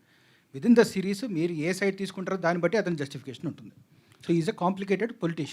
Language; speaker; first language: Telugu; native; Telugu